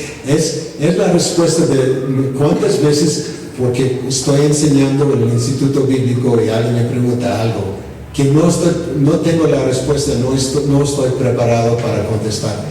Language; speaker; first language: Spanish; non-native, fluent; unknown